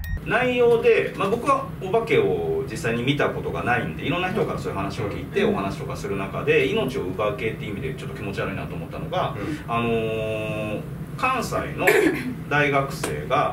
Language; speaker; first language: Japanese; native; Japanese